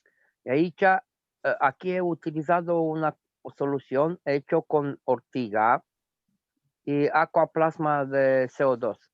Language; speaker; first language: Spanish; non-native, fluent; Romanian